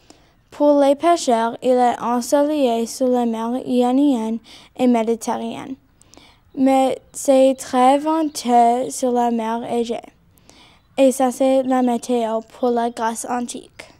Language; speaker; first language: French; non-native, learner; English